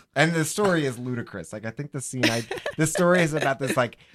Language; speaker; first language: English; native; English